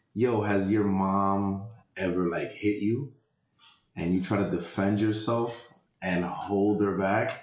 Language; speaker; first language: English; early bilingual, other home language; Spanish